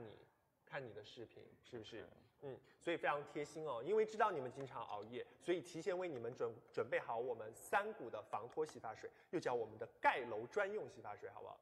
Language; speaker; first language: Chinese; native; Chinese